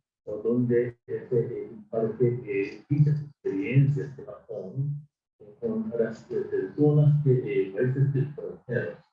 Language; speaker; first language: Spanish; non-native, fluent; Japanese